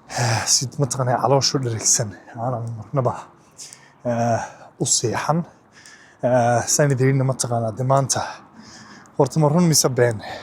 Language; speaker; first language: Somali; early bilingual, heritage; Somali